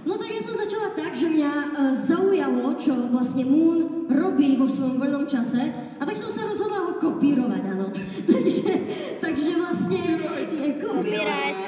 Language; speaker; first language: Slovak; native; Slovak